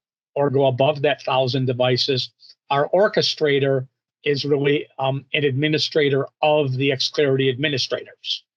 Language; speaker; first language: English; native; English